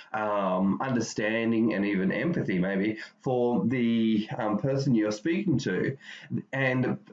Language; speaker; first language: English; native; English